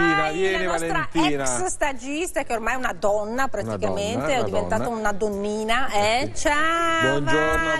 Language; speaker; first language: Italian; native; Italian